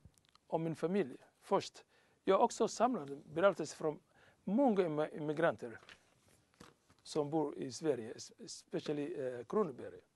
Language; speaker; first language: Swedish; non-native, learner; Somali